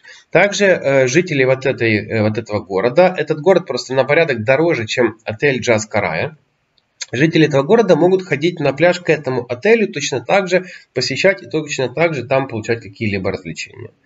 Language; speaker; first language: Russian; native; Russian